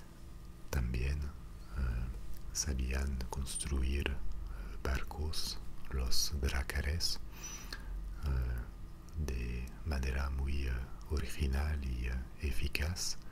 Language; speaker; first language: Spanish; non-native, fluent; French